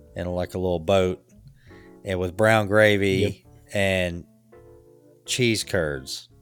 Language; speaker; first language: English; native; English